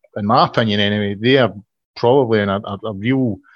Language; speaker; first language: English; native; English